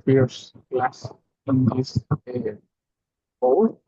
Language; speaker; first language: English; non-native, learner; Spanish